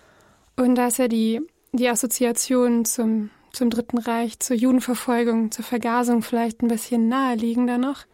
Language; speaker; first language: German; native; German